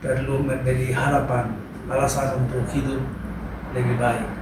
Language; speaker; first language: Indonesian; non-native, learner; Spanish